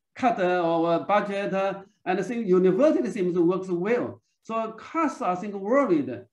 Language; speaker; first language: English; non-native, learner; Chinese